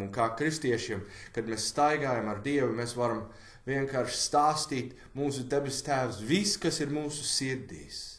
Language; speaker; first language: Latvian; non-native, learner; English